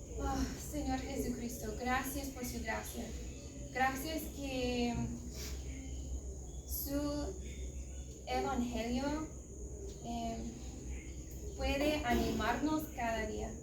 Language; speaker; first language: Spanish; non-native, learner; English